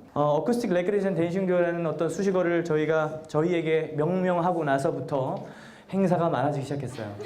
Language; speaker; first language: Korean; native; Korean